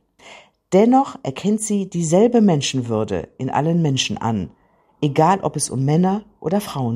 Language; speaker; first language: German; native; German